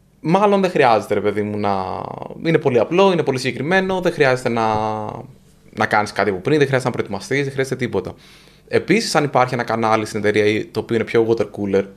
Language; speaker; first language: Greek; native; Greek